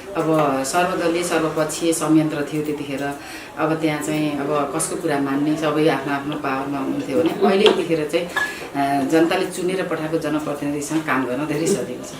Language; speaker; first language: Nepali; native; Nepali